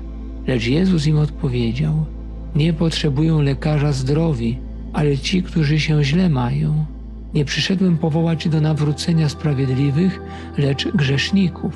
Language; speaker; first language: Polish; native; Polish